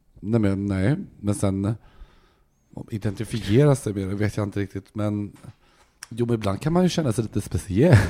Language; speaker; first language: Swedish; native; Swedish